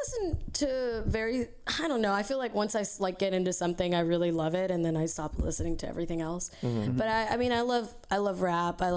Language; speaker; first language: English; early bilingual, other home language; Spanish